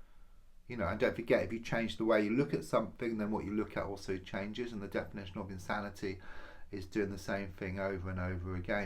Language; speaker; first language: English; native; English